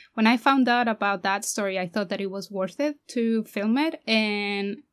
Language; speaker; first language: English; non-native, fluent; Spanish